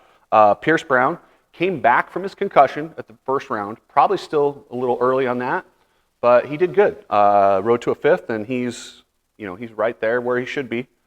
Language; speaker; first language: English; native; English